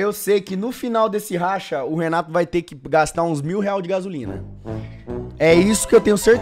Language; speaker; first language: Portuguese; native; Portuguese